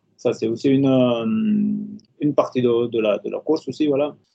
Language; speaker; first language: French; non-native, fluent; Nepali